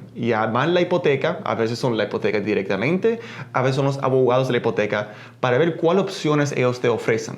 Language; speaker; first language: Spanish; early bilingual, heritage; Spanish